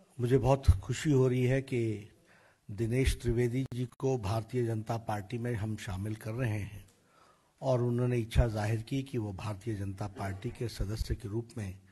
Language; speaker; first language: Hindi; native; Hindi